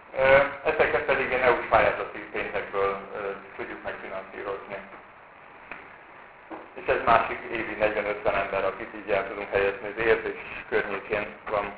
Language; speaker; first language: Hungarian; native; Hungarian